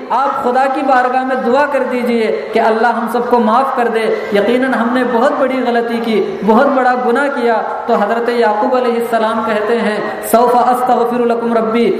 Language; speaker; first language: Urdu; native; Urdu